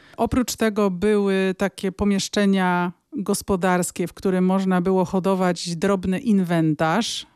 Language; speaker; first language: Polish; native; Polish